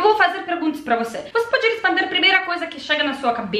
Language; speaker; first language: Portuguese; non-native, learner; Russian